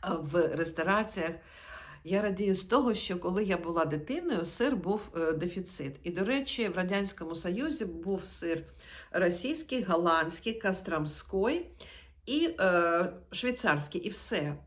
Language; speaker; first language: Ukrainian; non-native, local second language; Russian